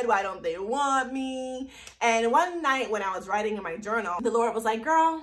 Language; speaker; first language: English; native; English